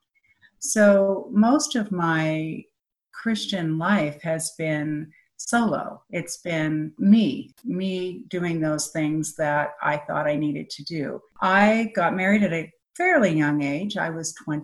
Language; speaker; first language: English; native; English